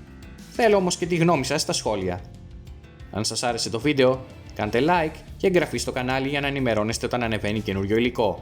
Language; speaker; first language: Greek; native; Greek